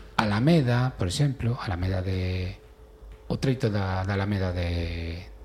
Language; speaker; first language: Galician; non-native, local second language; Spanish